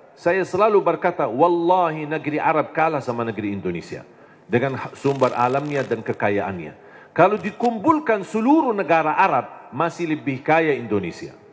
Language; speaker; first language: Indonesian; non-native, fluent; Arabic